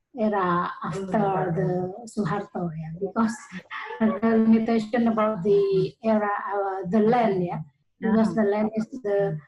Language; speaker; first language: English; non-native, learner; Indonesian